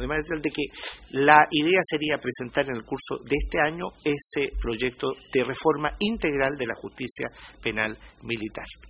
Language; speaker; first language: Spanish; native; Spanish